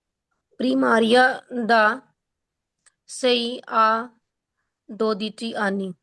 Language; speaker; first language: Italian; non-native, learner; Punjabi